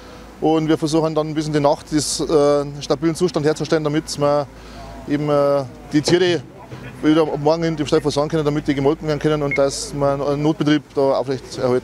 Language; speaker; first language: German; native; German